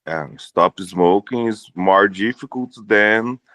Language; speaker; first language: English; non-native, learner; Portuguese